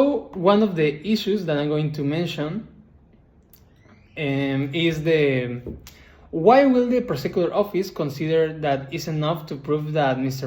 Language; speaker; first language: English; non-native, learner; Spanish